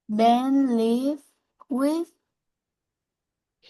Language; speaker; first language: English; non-native, learner; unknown